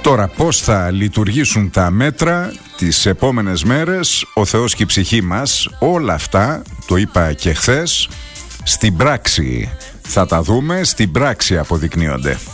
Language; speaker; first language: Greek; native; Greek